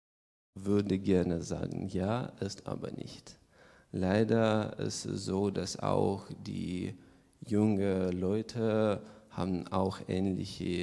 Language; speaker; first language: German; non-native, fluent; Russian